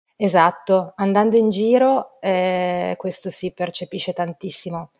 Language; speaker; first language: Italian; native; Italian